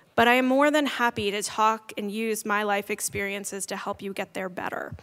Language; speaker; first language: English; native; English